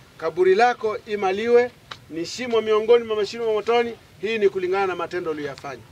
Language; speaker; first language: Swahili; native; Swahili